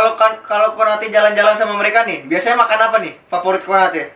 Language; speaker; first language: Indonesian; native; Indonesian